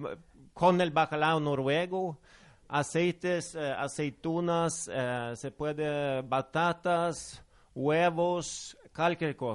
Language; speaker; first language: Spanish; non-native, fluent; Norwegian